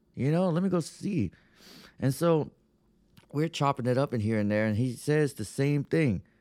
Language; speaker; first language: English; native; English